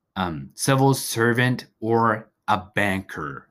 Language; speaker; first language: English; non-native, fluent; Japanese